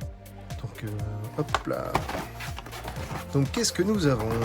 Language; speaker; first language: French; native; French